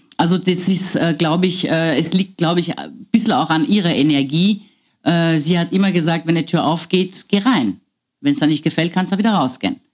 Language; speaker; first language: German; non-native, fluent; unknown